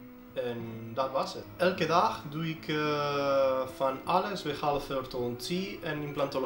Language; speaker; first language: Dutch; non-native, fluent; Spanish